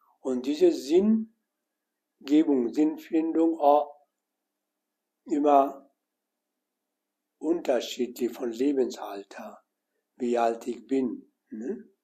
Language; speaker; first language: German; non-native, learner; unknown